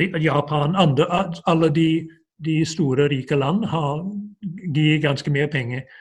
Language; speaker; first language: Norwegian; non-native, fluent; English